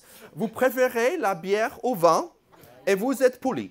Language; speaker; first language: French; non-native, fluent; English